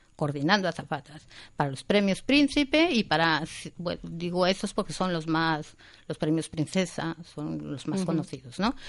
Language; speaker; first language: Spanish; native; Spanish